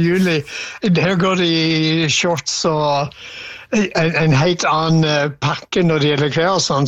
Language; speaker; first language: Norwegian; non-native, fluent; English